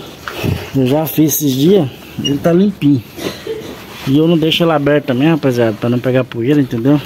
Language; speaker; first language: Portuguese; native; Portuguese